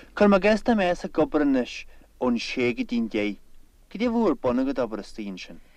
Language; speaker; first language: Irish; native; Irish